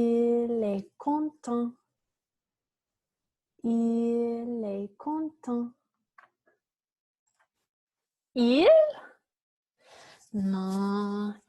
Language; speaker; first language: French; non-native, fluent; English